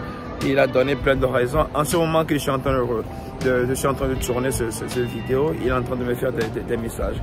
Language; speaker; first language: French; non-native, local second language; Ewe